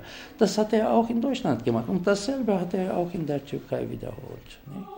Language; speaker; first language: German; non-native, fluent; Turkish